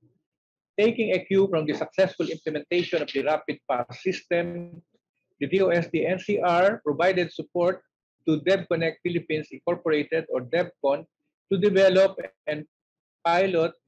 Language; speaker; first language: English; non-native, local second language; Filipino